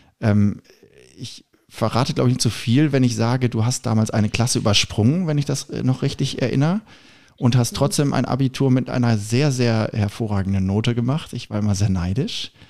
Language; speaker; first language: German; native; German